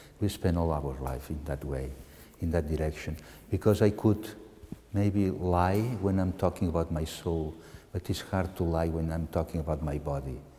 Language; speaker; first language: English; non-native, fluent; Catalan